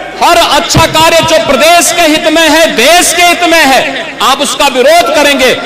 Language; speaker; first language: Hindi; native; Hindi